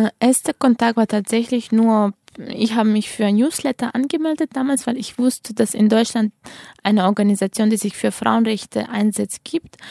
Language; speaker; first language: German; non-native, fluent; Tajik